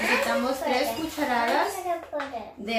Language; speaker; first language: Spanish; early bilingual, heritage; English